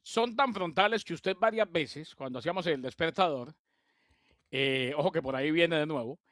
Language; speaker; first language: Spanish; native; Spanish